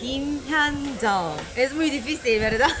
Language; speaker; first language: Spanish; non-native, learner; Korean